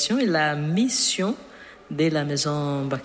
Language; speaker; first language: French; non-native, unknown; Portuguese